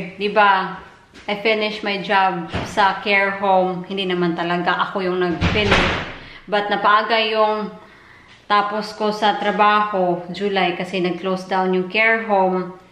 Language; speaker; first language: Filipino; native; Filipino